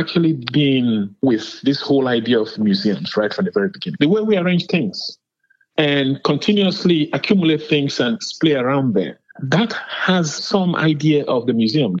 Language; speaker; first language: English; non-native, local second language; Igbo